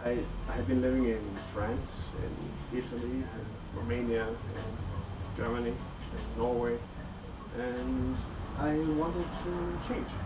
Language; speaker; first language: English; non-native, fluent; Danish